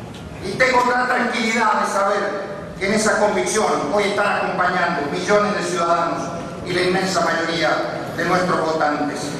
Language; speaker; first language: Spanish; native; Spanish